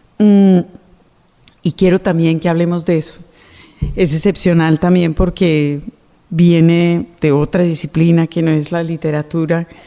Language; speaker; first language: Spanish; native; Spanish